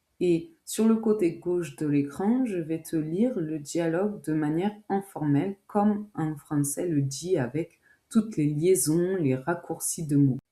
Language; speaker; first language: French; native; French